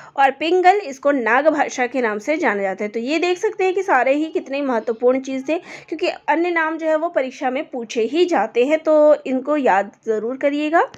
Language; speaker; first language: Hindi; native; Hindi